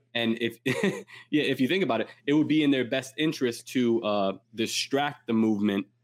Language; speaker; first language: English; native; English